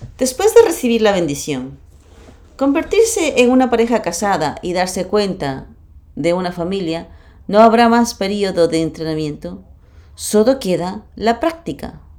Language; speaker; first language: Spanish; non-native, fluent; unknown